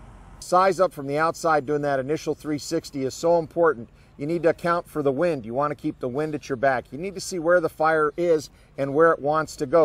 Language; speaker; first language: English; native; English